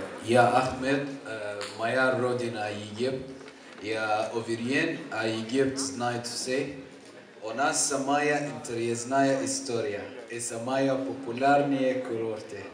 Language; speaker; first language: Russian; non-native, learner; Arabic